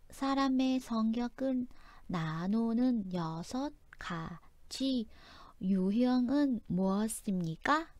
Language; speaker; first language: Korean; non-native, fluent; Vietnamese